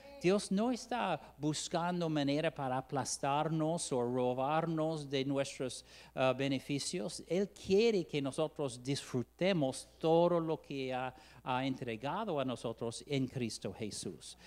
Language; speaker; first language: Spanish; non-native, fluent; English